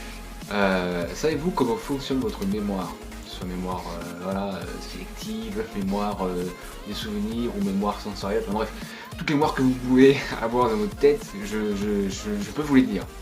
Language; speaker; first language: French; native; French